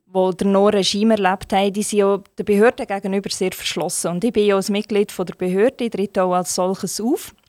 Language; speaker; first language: German; non-native, fluent; Turkish